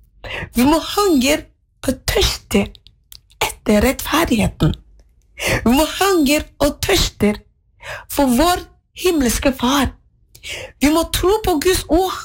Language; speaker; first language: Norwegian; non-native, fluent; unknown